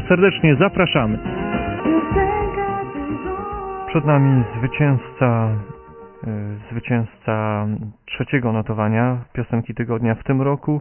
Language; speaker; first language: Polish; native; Polish